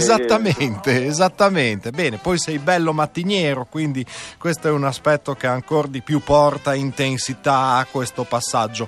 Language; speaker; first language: Italian; native; Italian